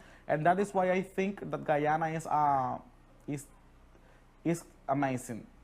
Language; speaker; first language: English; non-native, learner; Spanish